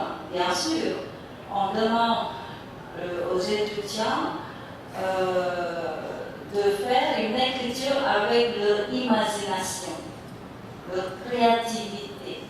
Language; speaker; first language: French; non-native, fluent; Indonesian